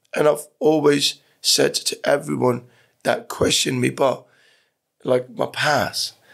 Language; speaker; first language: English; early bilingual, other home language; Persian